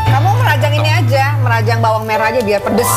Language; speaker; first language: Indonesian; native; Indonesian